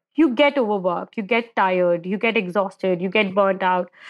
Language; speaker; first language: English; non-native, local second language; Hindi